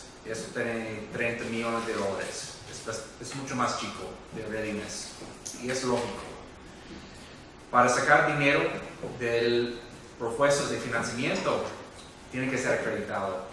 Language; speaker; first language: Spanish; non-native, fluent; English